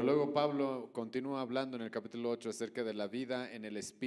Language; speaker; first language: Spanish; native; Spanish